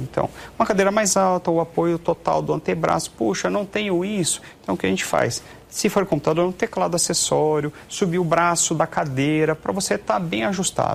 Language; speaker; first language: Portuguese; native; Portuguese